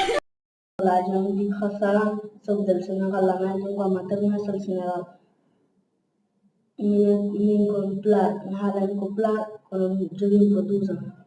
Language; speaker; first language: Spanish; non-native, learner; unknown